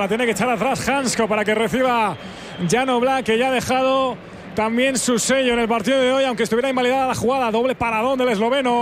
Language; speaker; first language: Spanish; native; Spanish